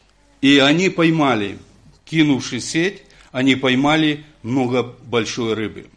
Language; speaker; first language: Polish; non-native, learner; Ukrainian